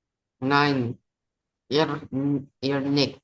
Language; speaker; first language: German; non-native, learner; Indonesian